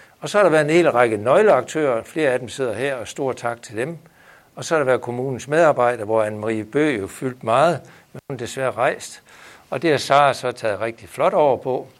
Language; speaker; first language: Danish; native; Danish